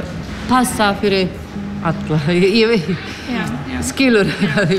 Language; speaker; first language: Icelandic; non-native, learner; Polish